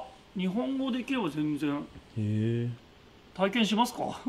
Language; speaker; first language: Japanese; native; Japanese